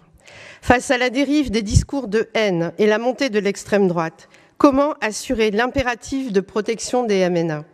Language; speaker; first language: French; native; French